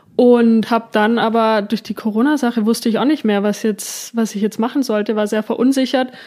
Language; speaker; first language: German; native; German